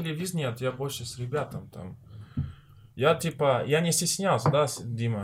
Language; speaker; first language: Russian; non-native, learner; Portuguese